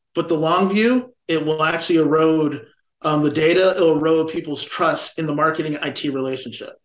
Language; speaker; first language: English; native; English